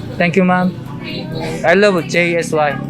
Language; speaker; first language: English; non-native, learner; Korean